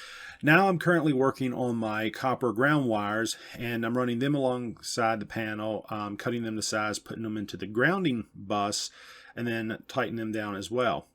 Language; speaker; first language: English; native; English